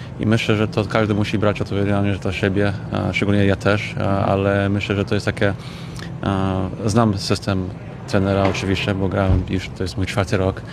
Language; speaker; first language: Polish; early bilingual, heritage; English